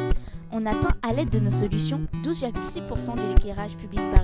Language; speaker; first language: French; native; French